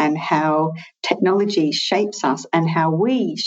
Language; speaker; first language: English; native; English